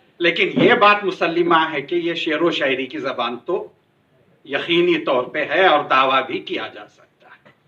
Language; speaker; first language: Urdu; native; Urdu